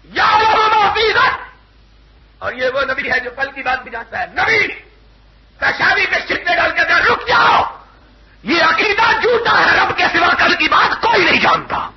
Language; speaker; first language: Urdu; non-native, local second language; Punjabi